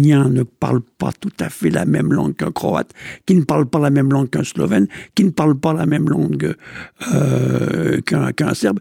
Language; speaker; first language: French; native; French